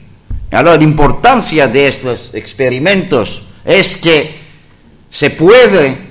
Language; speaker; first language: Spanish; non-native, learner; Greek